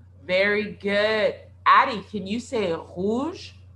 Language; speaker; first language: English; early bilingual, other home language; French